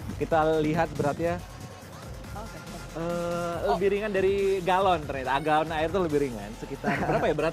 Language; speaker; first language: Indonesian; native; Indonesian